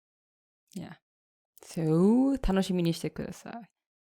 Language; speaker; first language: Japanese; native; Japanese